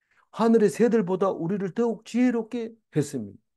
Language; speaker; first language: Korean; native; Korean